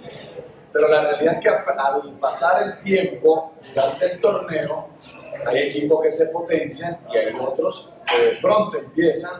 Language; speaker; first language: Spanish; native; Spanish